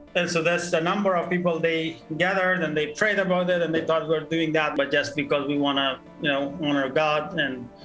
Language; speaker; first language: English; non-native, fluent; Persian